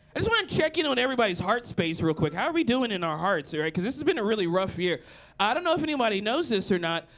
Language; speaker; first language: English; native; English